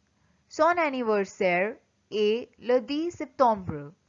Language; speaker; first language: French; non-native, fluent; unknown